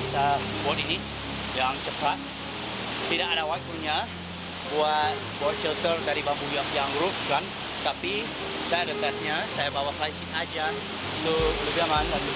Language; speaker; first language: Indonesian; non-native, learner; English